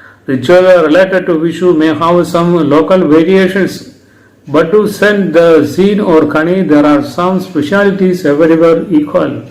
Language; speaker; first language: English; non-native, local second language; Malayalam